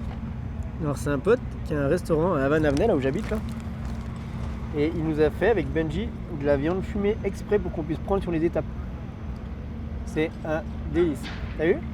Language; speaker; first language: French; native; French